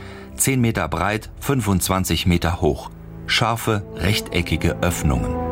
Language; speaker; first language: German; native; German